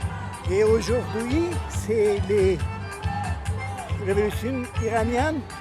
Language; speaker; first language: French; non-native, fluent; Persian